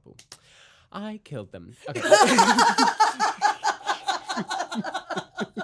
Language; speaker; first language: English; native; English